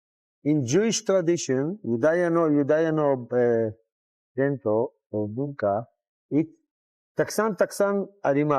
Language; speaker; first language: Japanese; non-native, learner; Hebrew